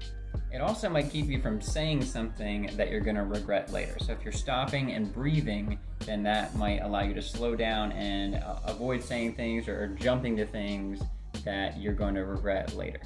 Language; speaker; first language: English; native; English